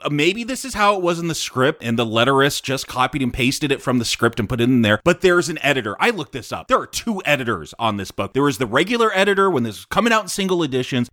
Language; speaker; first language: English; native; English